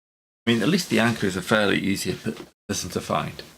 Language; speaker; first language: English; native; English